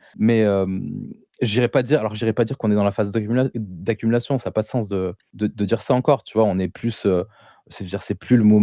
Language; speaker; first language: French; native; French